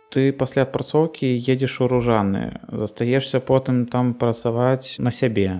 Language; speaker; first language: Belarusian; native; Belarusian